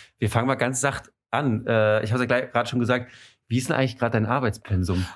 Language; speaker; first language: German; native; German